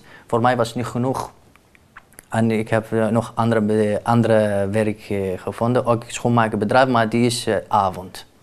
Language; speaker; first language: Dutch; non-native, learner; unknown